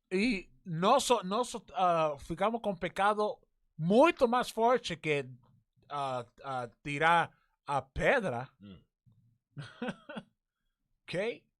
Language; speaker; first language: Portuguese; non-native, learner; English